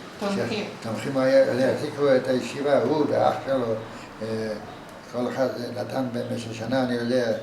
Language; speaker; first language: Hebrew; non-native, fluent; Yiddish